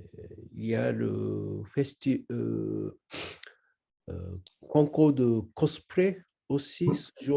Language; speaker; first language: French; non-native, learner; Japanese